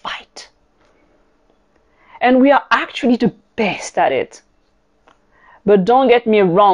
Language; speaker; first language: English; non-native, fluent; French